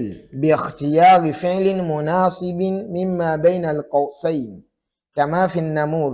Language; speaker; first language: Arabic; non-native, fluent; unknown